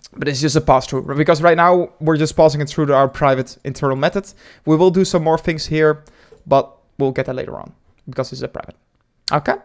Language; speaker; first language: English; non-native, fluent; Dutch